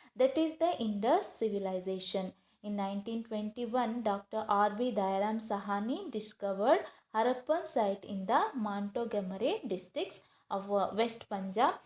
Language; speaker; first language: English; non-native, local second language; Kannada